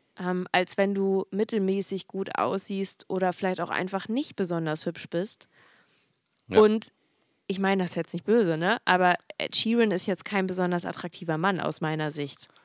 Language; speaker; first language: German; native; German